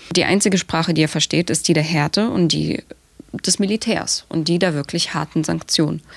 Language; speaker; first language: German; native; German